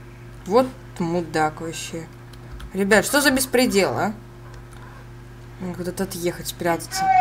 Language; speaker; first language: Russian; native; Russian